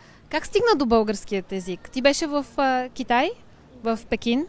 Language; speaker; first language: Bulgarian; native; Bulgarian